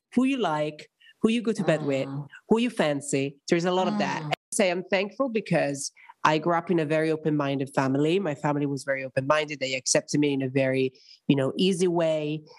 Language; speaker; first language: English; non-native, fluent; Italian